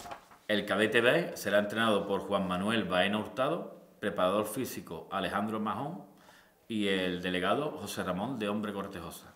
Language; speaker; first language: Spanish; native; Spanish